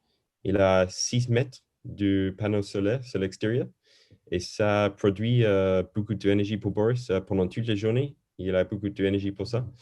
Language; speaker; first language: French; non-native, learner; English